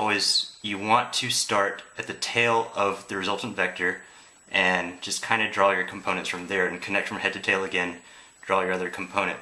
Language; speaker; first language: English; native; English